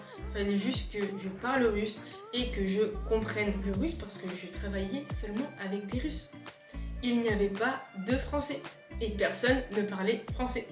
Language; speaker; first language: French; native; French